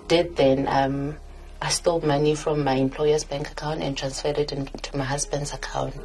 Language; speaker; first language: English; non-native, local second language; Southern Sotho